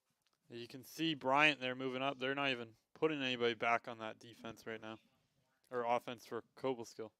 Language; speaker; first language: English; native; English